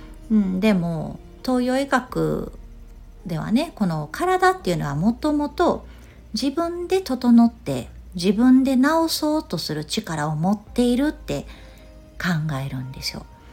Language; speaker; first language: Japanese; native; Japanese